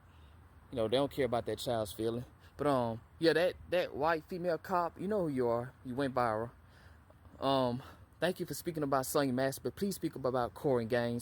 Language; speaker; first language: English; native; English